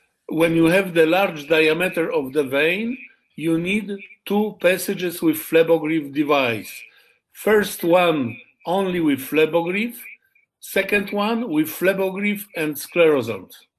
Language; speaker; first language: English; non-native, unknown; Polish